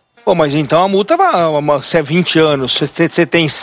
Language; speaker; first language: Portuguese; native; Portuguese